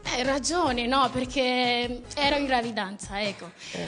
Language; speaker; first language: Italian; non-native, fluent; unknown